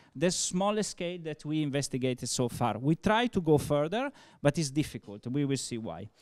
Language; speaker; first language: English; non-native, fluent; Italian